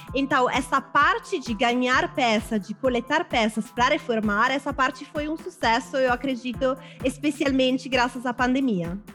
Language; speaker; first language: Portuguese; non-native, fluent; Italian